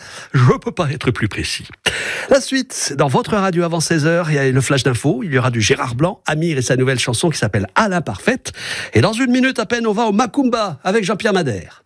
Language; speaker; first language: French; native; French